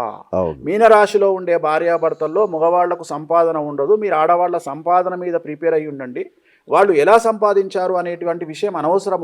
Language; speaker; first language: Telugu; native; Telugu